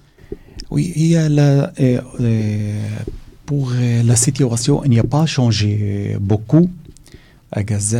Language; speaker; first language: French; non-native, learner; Arabic